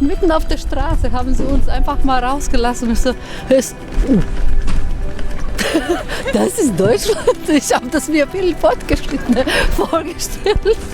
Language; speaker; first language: German; non-native, fluent; Croatian